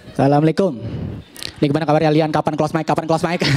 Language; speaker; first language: Indonesian; native; Indonesian